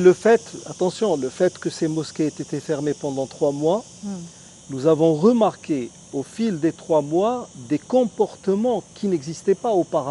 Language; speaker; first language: French; non-native, local second language; Arabic